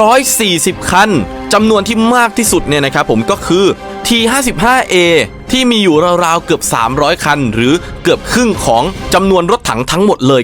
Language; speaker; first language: Thai; native; Thai